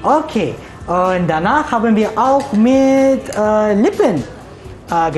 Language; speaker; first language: German; non-native, learner; Malay